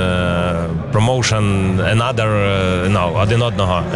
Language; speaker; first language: English; non-native, learner; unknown